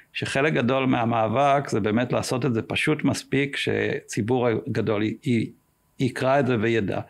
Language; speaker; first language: Hebrew; native; Hebrew